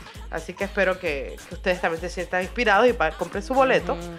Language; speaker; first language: Spanish; native; Spanish